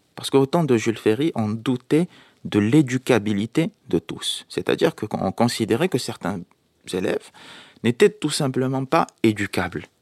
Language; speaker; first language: French; non-native, local second language; Arabic